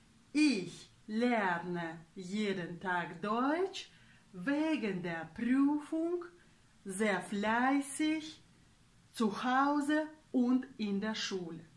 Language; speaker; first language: German; non-native, fluent; Russian